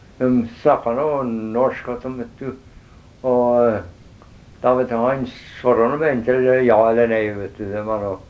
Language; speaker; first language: Norwegian; early bilingual, heritage; Norwegian